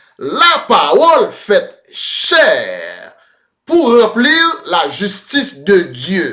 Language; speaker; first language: French; non-native, local second language; Haitian Creole